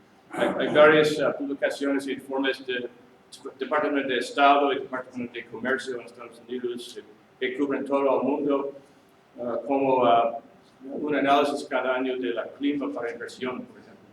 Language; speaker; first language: Spanish; non-native, learner; English